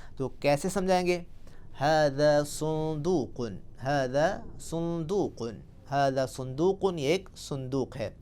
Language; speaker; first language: Urdu; non-native, local second language; Punjabi